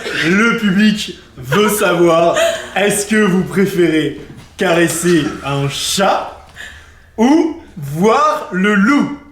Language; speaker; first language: French; native; French